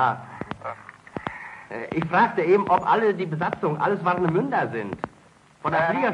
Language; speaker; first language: German; native; German